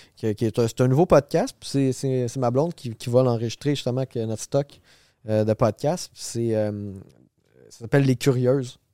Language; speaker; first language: French; native; French